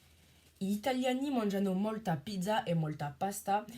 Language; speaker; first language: Italian; non-native, learner; French